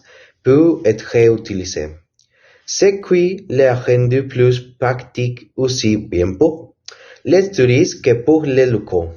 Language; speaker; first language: French; non-native, learner; Spanish